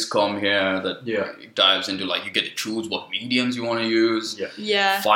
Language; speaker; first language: English; non-native, local second language; Sinhala